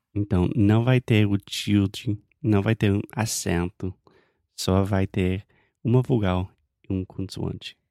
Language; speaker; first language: Portuguese; non-native, fluent; English